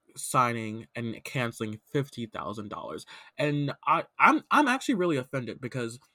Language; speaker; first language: English; native; English